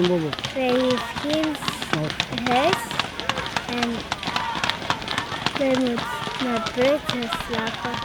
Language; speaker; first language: Dutch; early bilingual, other home language; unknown